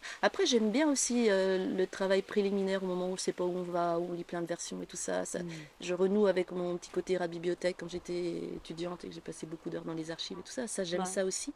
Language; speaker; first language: French; native; French